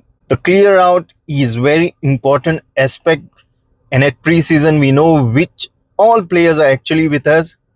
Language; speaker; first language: English; non-native, local second language; Konkani